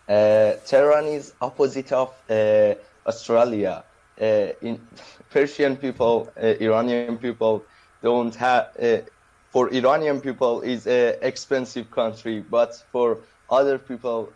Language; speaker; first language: English; non-native, learner; Persian